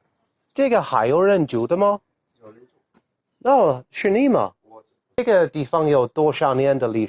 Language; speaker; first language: Chinese; non-native, fluent; English